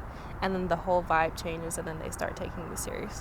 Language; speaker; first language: English; native; English